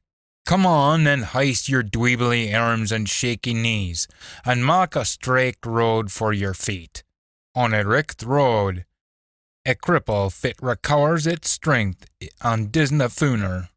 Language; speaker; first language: English; native; English